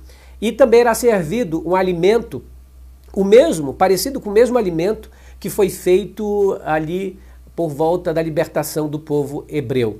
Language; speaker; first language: Portuguese; native; Portuguese